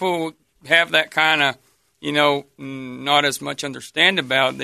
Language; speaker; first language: English; non-native, fluent; Portuguese